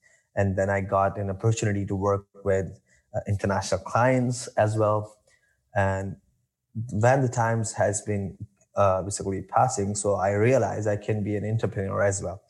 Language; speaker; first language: English; non-native, local second language; Urdu